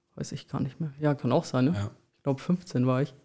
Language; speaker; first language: German; native; German